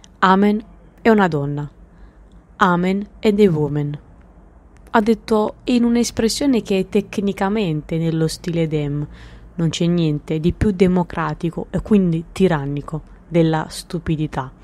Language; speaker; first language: Italian; native; Italian